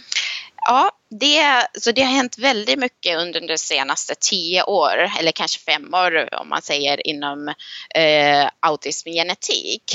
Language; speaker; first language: Swedish; non-native, local second language; Finnish